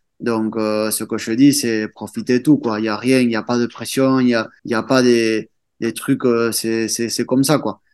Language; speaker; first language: French; non-native, fluent; Spanish